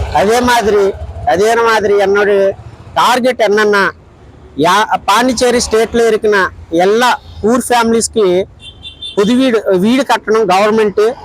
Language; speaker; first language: Tamil; non-native, local second language; Telugu